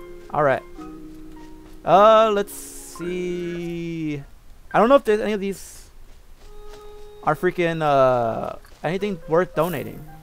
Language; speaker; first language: English; early bilingual, other home language; Spanish